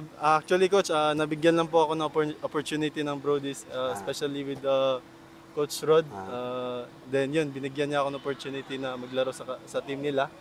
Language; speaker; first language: Filipino; non-native, local second language; Cebuano